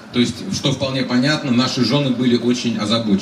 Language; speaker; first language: Russian; native; Russian